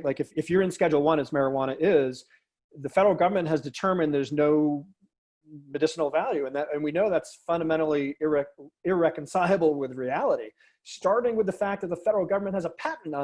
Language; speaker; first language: English; native; English